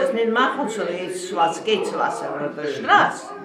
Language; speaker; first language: German; early bilingual, heritage; German